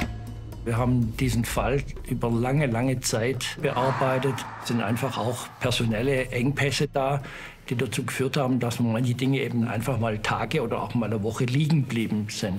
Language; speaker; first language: German; native; German